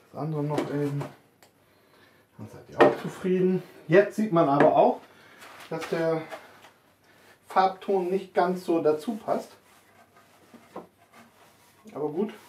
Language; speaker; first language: German; native; German